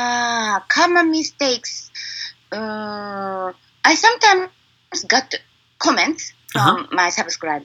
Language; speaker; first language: English; non-native, learner; Japanese